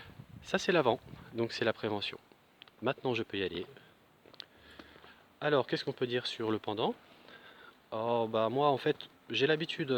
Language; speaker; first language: French; native; French